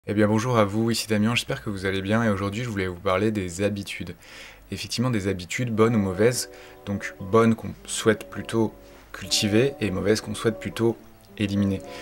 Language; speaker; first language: French; native; French